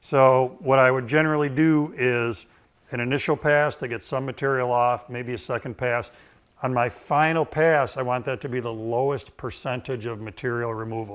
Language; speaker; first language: English; native; English